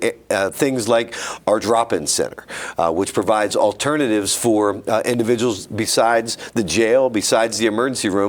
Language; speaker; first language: English; native; English